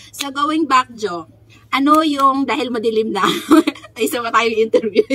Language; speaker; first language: Filipino; native; Filipino